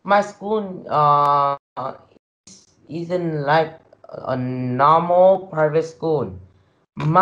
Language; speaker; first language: English; non-native, learner; Vietnamese